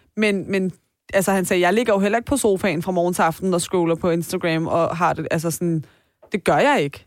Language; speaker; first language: Danish; early bilingual, other home language; Persian